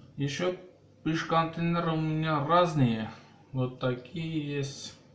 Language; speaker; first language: Russian; non-native, local second language; Armenian